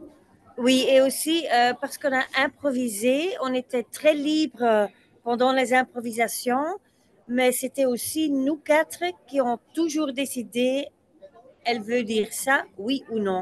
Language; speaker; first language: French; non-native, local second language; Dutch